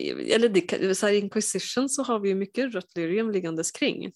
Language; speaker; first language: Swedish; native; Swedish